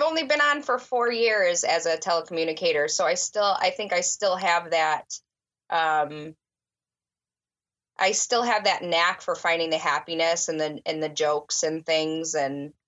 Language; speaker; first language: English; native; English